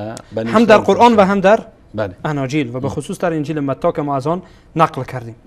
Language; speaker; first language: Persian; native; Persian